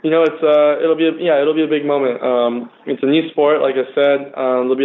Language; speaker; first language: English; native; English